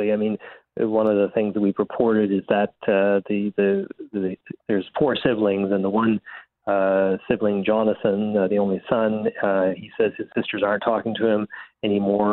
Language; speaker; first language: English; native; English